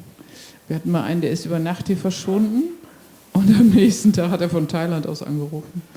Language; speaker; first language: German; native; German